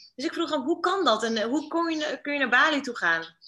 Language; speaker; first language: Dutch; native; Dutch